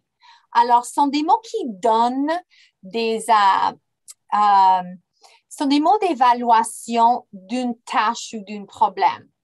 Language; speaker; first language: French; non-native, fluent; English